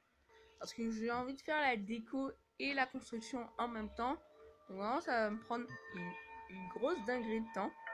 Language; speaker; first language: French; native; French